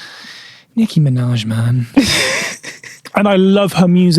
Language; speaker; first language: English; native; English